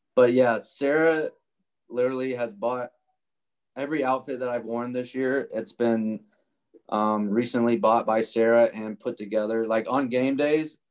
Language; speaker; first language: English; native; English